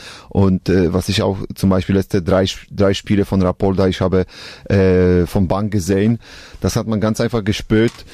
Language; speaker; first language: German; non-native, learner; Polish